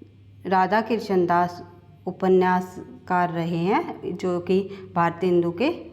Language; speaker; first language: Hindi; native; Hindi